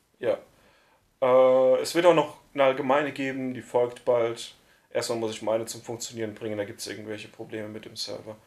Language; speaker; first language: German; native; German